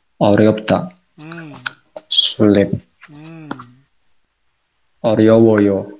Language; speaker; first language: Korean; non-native, learner; Indonesian